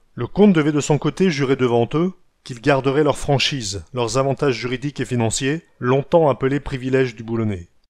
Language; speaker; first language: French; native; French